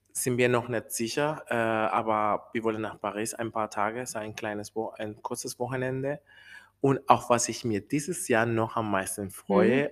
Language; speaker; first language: German; non-native, fluent; Spanish